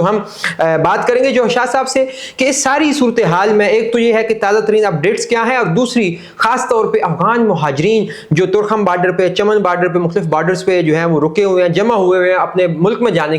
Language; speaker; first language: Urdu; native; Urdu